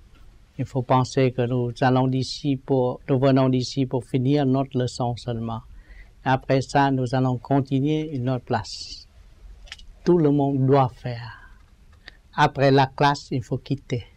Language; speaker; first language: French; non-native, learner; Vietnamese